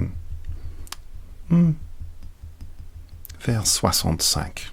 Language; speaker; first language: French; non-native, learner; English